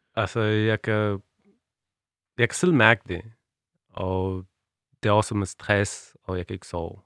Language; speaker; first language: Danish; non-native, learner; Persian